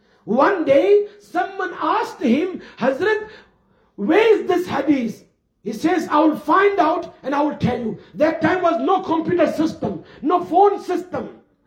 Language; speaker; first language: English; non-native, local second language; Urdu